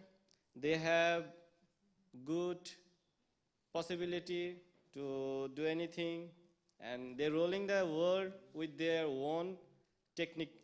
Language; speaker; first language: English; non-native, local second language; Bangla